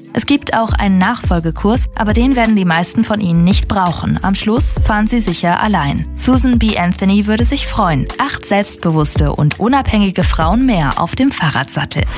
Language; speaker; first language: German; native; German